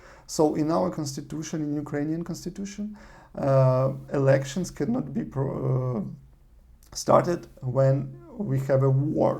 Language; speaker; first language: English; non-native, learner; Russian